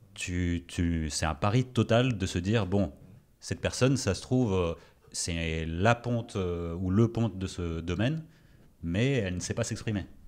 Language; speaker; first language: French; early bilingual, other home language; Greek